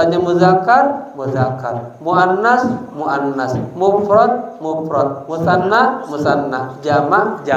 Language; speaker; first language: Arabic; non-native, fluent; Indonesian